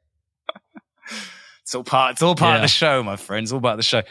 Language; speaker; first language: English; native; English